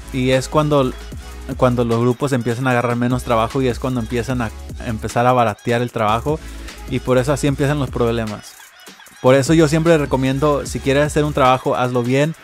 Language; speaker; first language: Spanish; early bilingual, heritage; Spanish